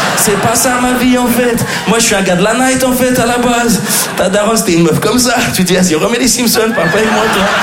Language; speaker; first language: French; native; French